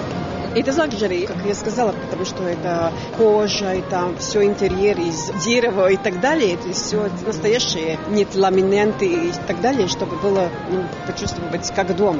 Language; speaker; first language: Russian; non-native, fluent; Latvian